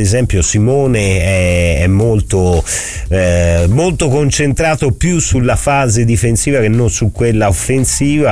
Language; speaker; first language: Italian; native; Italian